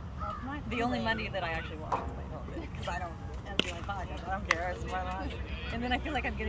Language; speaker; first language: English; native; English